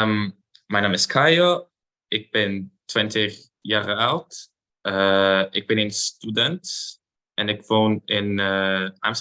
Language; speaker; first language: Dutch; non-native, learner; Portuguese